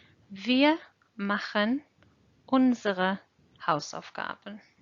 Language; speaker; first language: German; non-native, fluent; English